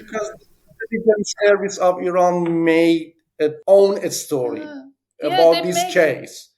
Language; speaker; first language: English; non-native, learner; Persian